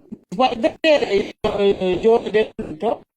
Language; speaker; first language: Italian; non-native, learner; Wolof